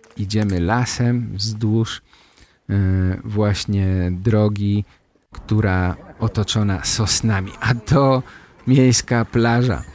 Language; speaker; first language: Polish; native; Polish